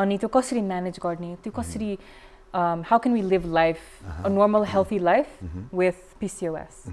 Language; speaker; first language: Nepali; early bilingual, heritage; English